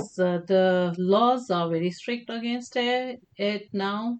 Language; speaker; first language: English; non-native, local second language; Kashmiri